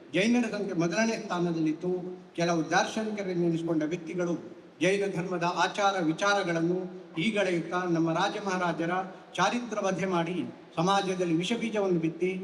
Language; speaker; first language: Kannada; native; Kannada